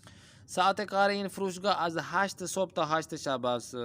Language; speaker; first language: Persian; non-native, fluent; Urdu